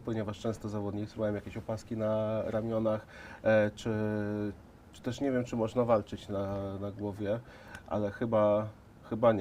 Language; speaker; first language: Polish; native; Polish